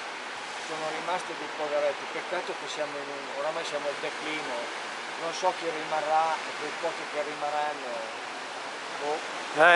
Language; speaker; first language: Italian; native; Italian